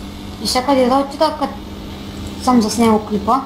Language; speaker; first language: Bulgarian; native; Bulgarian